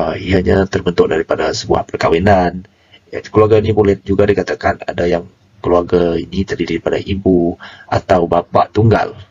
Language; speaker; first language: Malay; non-native, local second language; Iban